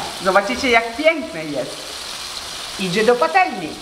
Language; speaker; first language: Polish; non-native, learner; Italian